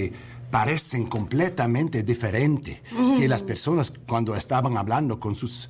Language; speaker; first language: Spanish; non-native, learner; English